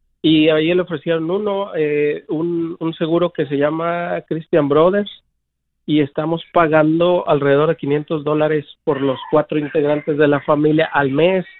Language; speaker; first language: Spanish; native; Spanish